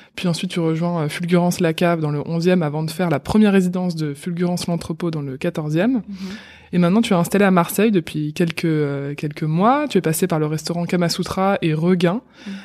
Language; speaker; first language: French; native; French